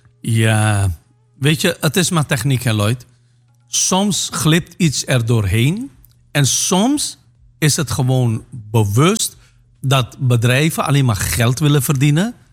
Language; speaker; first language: Dutch; native; Dutch